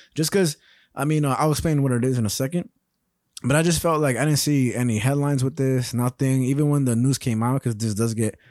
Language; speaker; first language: English; early bilingual, other home language; Spanish